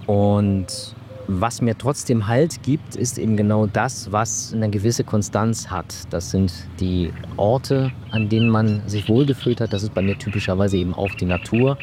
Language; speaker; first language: German; native; German